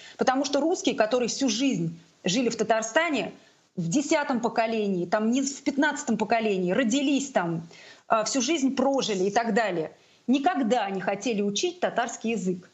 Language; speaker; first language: Russian; non-native, local second language; Tatar